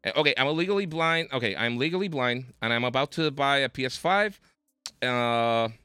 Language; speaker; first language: English; non-native, local second language; Spanish